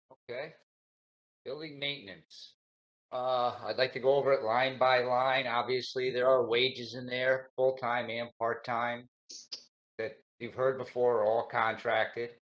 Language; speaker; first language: English; native; English